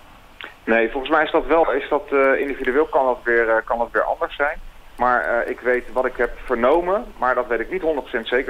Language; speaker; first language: Dutch; native; Dutch